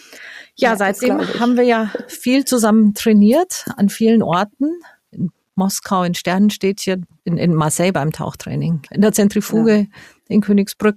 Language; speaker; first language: German; native; German